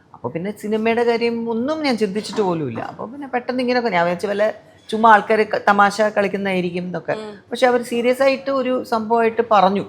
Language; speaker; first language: Malayalam; non-native, local second language; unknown